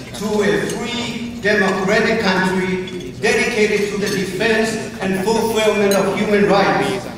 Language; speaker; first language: English; non-native, fluent; Min Nan Chinese